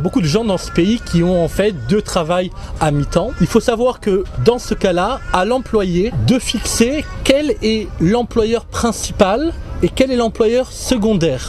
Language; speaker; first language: French; native; French